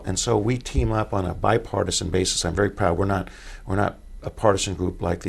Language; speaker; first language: English; native; English